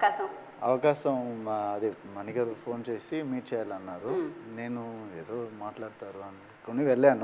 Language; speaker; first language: Telugu; early bilingual, heritage; Telugu